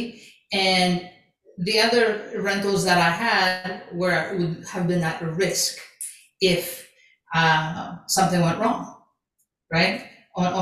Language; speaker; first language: English; early bilingual, other home language; Greek